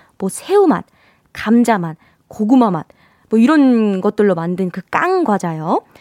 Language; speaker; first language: Korean; native; Korean